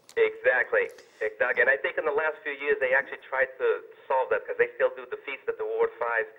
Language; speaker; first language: English; native; English